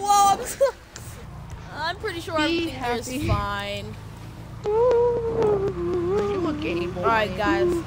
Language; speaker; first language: English; native; English